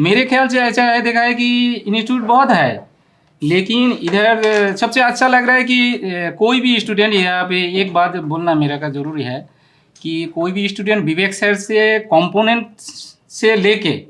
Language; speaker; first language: Hindi; non-native, local second language; Bangla